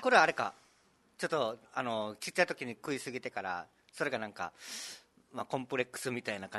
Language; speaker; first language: Japanese; native; Japanese